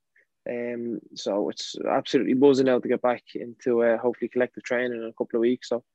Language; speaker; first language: English; native; English